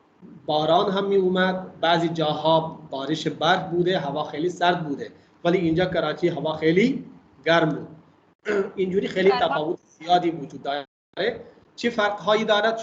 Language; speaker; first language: Persian; non-native, fluent; Urdu